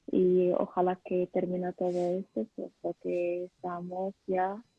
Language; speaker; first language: Spanish; non-native, learner; Arabic